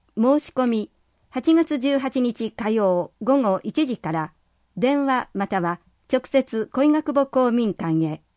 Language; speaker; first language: Japanese; native; Japanese